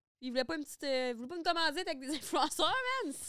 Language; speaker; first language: French; native; French